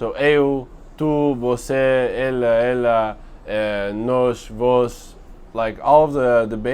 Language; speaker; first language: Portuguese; non-native, learner; Dutch